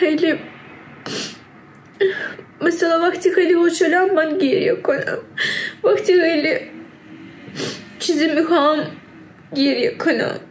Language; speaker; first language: Persian; early bilingual, heritage; Persian